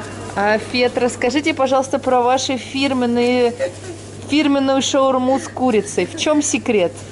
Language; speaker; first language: Russian; native; Russian